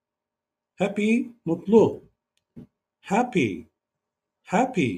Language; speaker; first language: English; non-native, learner; Turkish